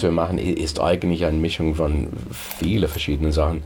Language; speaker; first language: German; non-native, fluent; English